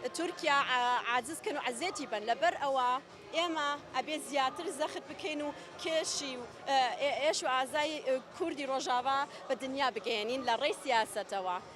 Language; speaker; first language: Central Kurdish; early bilingual, heritage; Central Kurdish